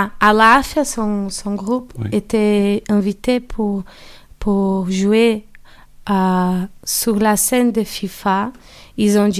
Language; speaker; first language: French; non-native, learner; Portuguese